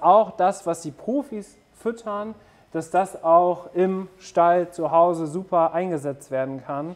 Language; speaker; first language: German; native; German